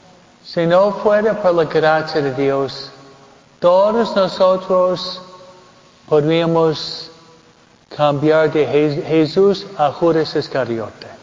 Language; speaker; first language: Spanish; early bilingual, heritage; Spanish